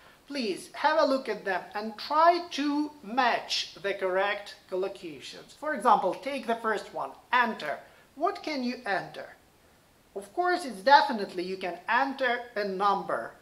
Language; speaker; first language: English; non-native, fluent; Ukrainian